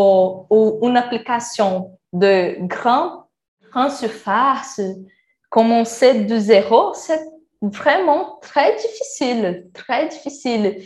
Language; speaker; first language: French; non-native, learner; Portuguese